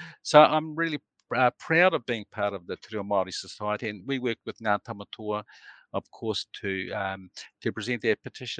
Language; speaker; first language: English; native; English